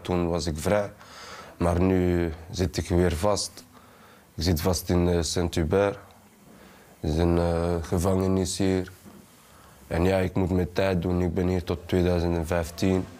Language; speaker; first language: Dutch; early bilingual, other home language; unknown